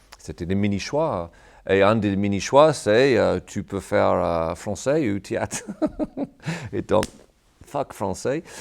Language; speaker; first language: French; non-native, fluent; English